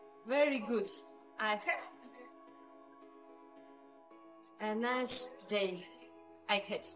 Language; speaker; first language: English; non-native, learner; Russian